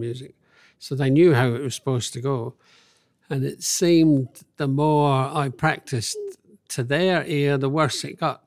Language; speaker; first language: English; native; English